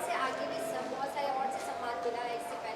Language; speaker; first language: Hindi; native; Hindi